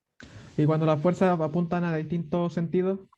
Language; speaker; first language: Spanish; native; Spanish